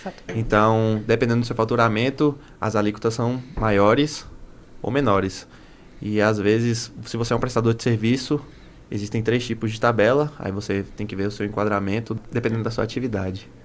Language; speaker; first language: Portuguese; native; Portuguese